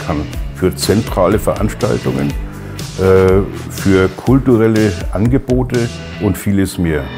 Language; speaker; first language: German; native; German